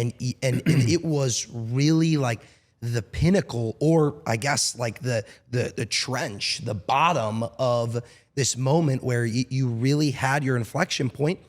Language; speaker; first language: English; native; English